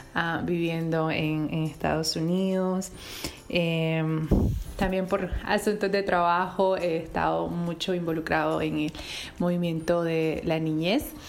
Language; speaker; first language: Spanish; native; Spanish